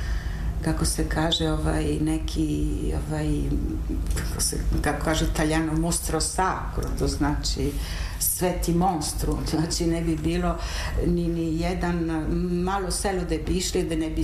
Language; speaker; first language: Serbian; non-native, fluent; Italian